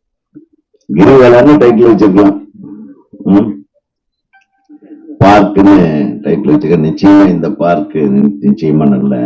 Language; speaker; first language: Tamil; native; Tamil